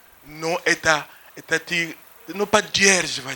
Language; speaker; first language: Russian; non-native, fluent; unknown